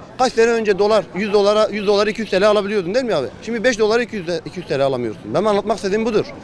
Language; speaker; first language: Turkish; native; Turkish